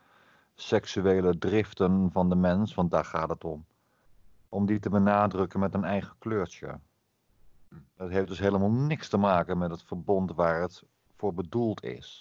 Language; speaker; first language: Dutch; native; Dutch